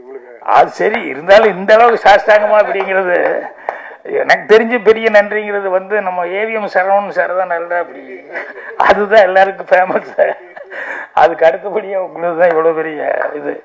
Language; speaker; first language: Tamil; native; Tamil